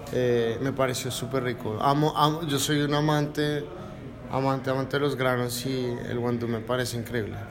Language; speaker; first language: Spanish; native; Spanish